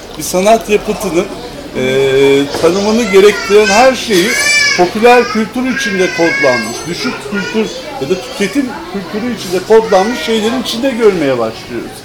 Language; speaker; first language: Turkish; native; Turkish